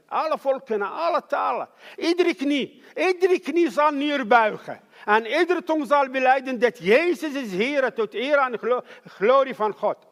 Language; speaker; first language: Dutch; non-native, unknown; Arabic